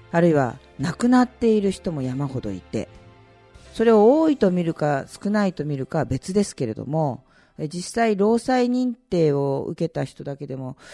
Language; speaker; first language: Japanese; native; Japanese